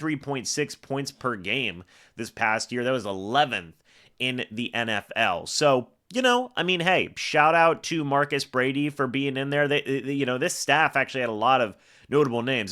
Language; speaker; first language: English; native; English